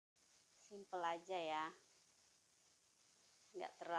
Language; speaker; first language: Indonesian; native; Indonesian